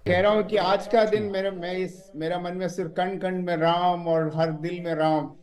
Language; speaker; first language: Hindi; non-native, local second language; Malayalam